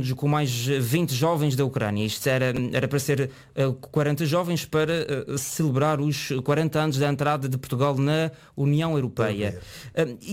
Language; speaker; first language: Portuguese; native; Portuguese